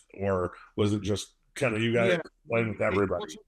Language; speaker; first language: English; native; English